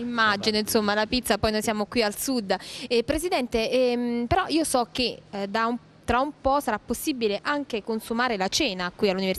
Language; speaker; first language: Italian; native; Italian